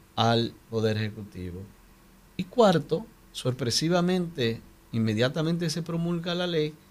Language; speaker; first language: Spanish; native; Spanish